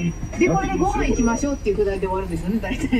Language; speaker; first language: Japanese; native; Japanese